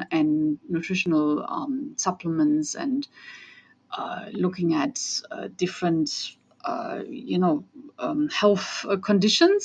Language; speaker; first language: English; non-native, fluent; German